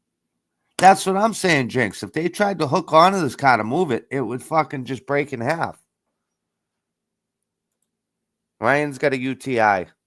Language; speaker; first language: English; native; English